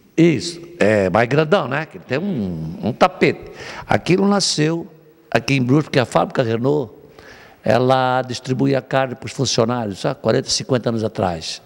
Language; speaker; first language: Portuguese; native; Portuguese